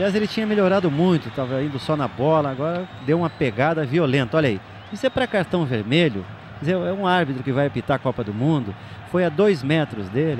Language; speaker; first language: Portuguese; native; Portuguese